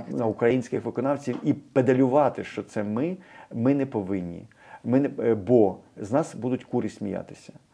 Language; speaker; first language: Ukrainian; native; Ukrainian